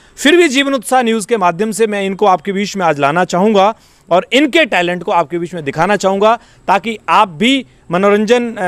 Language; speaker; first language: Hindi; native; Hindi